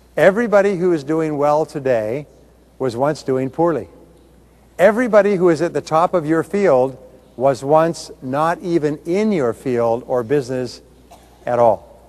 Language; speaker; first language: English; native; English